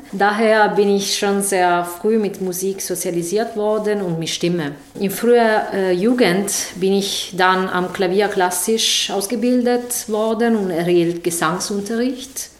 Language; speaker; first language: German; non-native, fluent; Italian